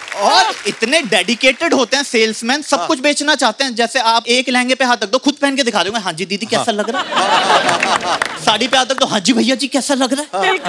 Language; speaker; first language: Hindi; native; Hindi